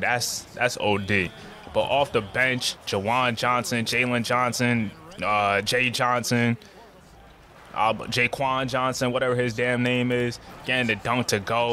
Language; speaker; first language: English; native; English